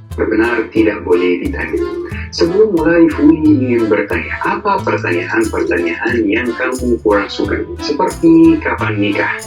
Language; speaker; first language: Indonesian; non-native, fluent; Arabic